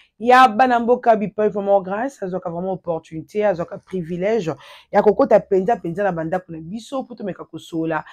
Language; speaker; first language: Lingala; native; Lingala